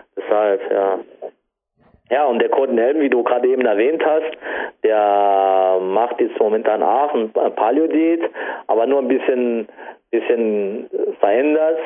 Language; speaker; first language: German; non-native, fluent; Italian